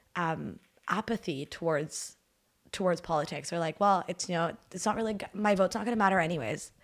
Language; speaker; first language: English; non-native, fluent; French